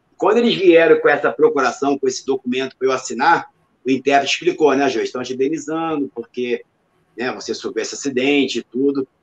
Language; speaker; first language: Portuguese; native; Portuguese